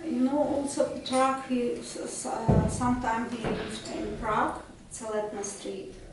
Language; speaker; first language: English; non-native, fluent; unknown